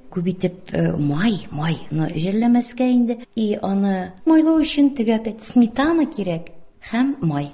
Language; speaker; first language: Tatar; non-native, local second language; Russian